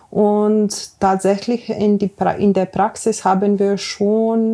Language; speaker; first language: German; non-native, fluent; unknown